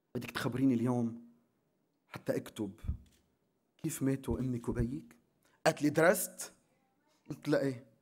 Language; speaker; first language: Arabic; non-native, local second language; Armenian